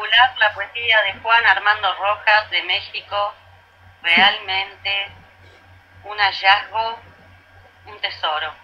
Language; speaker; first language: Spanish; native; Spanish